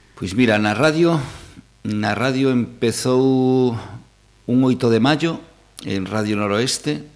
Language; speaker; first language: Galician; native; Galician